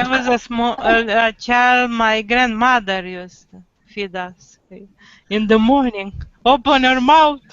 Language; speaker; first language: English; non-native, learner; Romanian